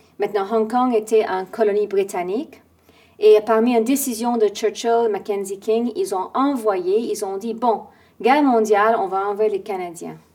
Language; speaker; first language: French; non-native, fluent; English